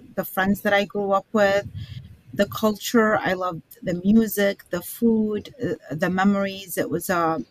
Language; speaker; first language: English; early bilingual, other home language; Arabic